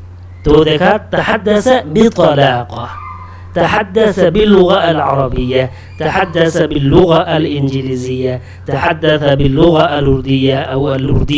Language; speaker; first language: Arabic; non-native, fluent; Urdu